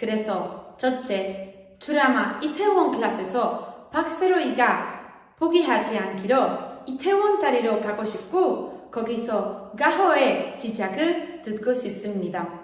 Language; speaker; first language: Korean; non-native, learner; Spanish